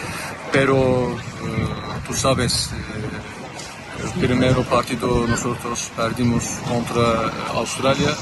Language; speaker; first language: Spanish; non-native, learner; Turkish